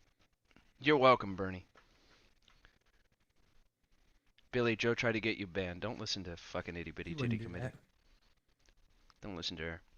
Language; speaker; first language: English; native; English